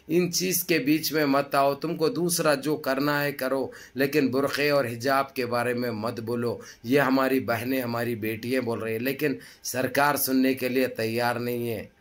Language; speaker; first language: Hindi; native; Hindi